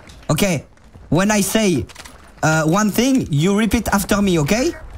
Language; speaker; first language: English; non-native, learner; French